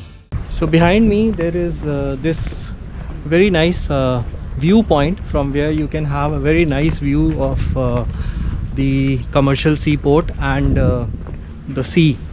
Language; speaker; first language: English; non-native, local second language; Hindi